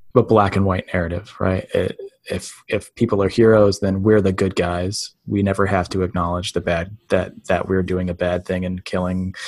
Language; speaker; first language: English; native; English